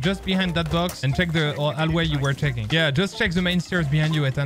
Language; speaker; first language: English; non-native, fluent; French